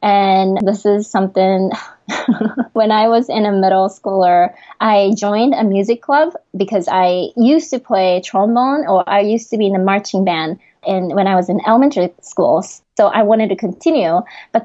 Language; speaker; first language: English; non-native, fluent; Japanese